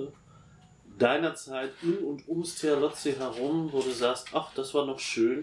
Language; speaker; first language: German; native; German